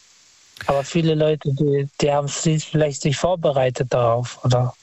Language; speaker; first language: German; non-native, fluent; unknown